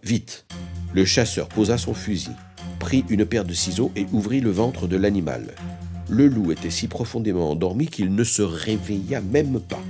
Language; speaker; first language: French; native; French